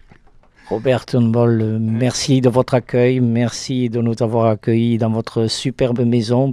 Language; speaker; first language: French; native; French